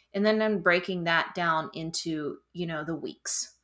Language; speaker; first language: English; non-native, fluent; German